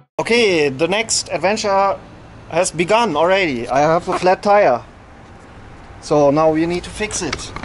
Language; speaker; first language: English; non-native, learner; German